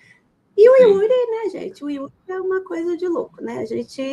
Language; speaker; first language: Portuguese; native; Portuguese